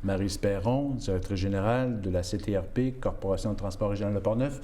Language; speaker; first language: French; native; French